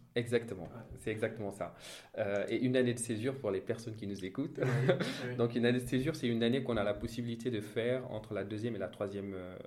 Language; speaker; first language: French; non-native, local second language; Wolof